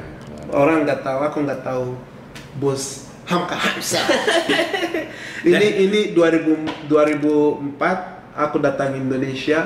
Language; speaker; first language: Indonesian; non-native, fluent; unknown